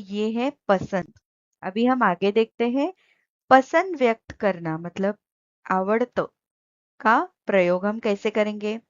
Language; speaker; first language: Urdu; non-native, local second language; Marathi